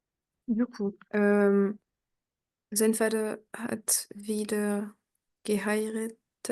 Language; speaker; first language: German; non-native, learner; French